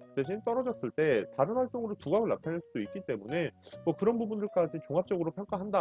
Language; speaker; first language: Korean; native; Korean